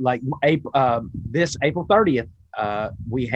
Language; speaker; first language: English; native; English